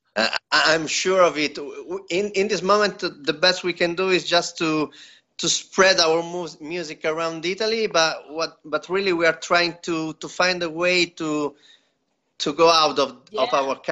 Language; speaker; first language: English; non-native, learner; Italian